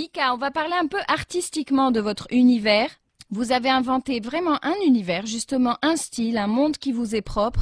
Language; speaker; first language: French; non-native, local second language; Arabic